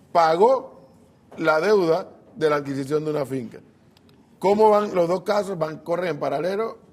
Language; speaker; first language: Spanish; native; Spanish